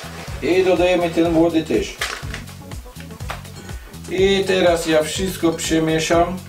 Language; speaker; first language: Polish; non-native, learner; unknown